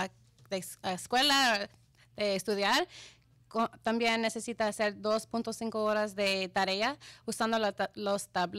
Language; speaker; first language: Spanish; non-native, fluent; English